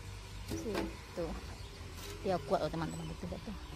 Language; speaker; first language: Spanish; non-native, learner; Indonesian